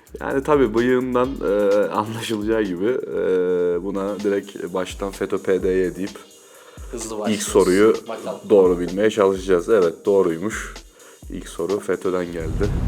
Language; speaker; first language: Turkish; native; Turkish